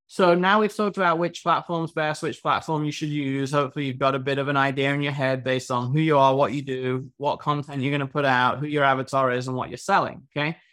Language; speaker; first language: English; native; English